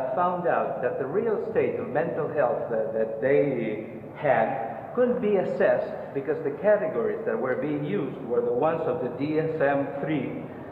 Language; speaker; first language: English; non-native, fluent; Spanish